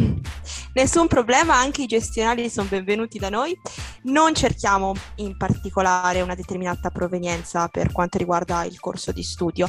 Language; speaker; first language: Italian; native; Italian